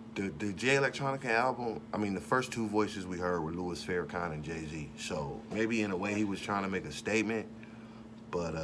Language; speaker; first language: English; native; English